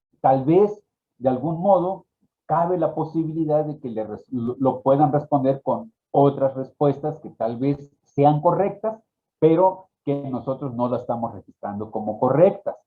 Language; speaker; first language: Spanish; native; Spanish